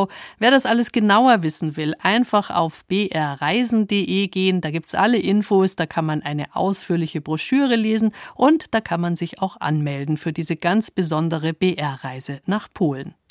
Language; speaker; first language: German; native; German